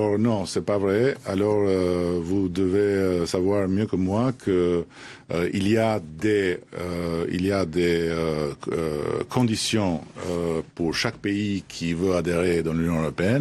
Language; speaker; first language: French; non-native, fluent; Albanian